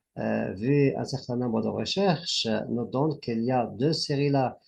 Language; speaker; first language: French; non-native, local second language; Arabic